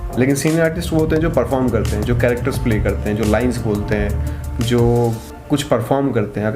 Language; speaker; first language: Hindi; native; Hindi